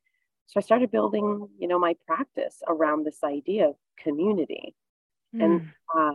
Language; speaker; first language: English; native; English